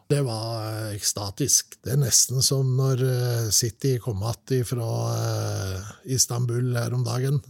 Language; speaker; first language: Norwegian; native; Norwegian